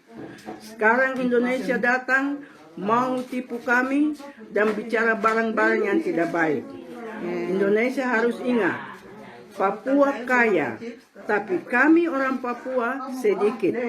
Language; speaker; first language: Indonesian; non-native, local second language; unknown